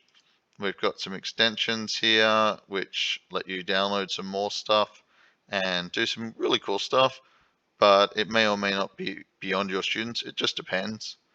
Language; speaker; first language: English; native; English